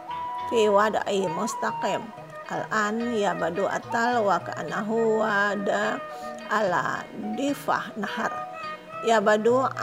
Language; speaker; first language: Arabic; non-native, fluent; Indonesian